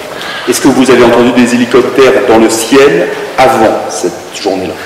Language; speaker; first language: French; native; French